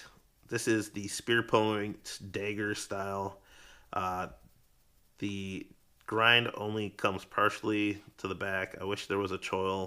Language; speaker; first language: English; native; English